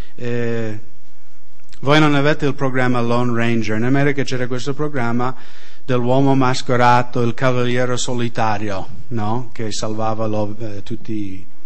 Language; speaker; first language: Italian; non-native, fluent; English